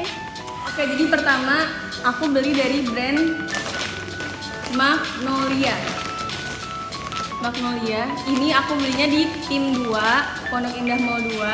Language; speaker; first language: Indonesian; native; Indonesian